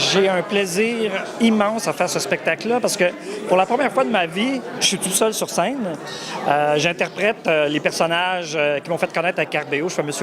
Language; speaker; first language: French; native; French